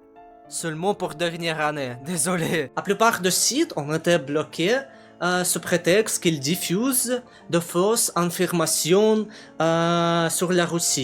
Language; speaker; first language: French; non-native, learner; Russian